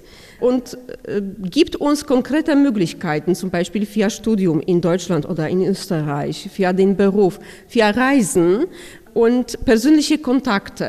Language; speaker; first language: German; non-native, fluent; Polish